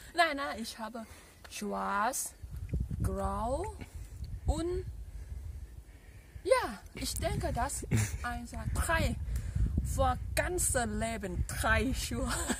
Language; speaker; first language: German; non-native, learner; Thai